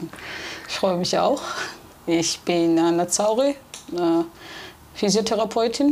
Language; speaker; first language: German; non-native, fluent; Georgian